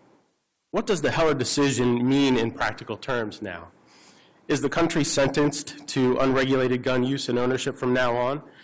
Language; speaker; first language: English; native; English